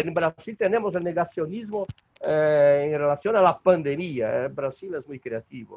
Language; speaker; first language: Spanish; non-native, learner; Portuguese